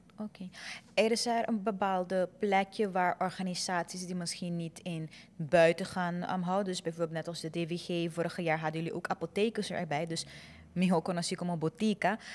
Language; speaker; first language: Dutch; non-native, local second language; Papiamento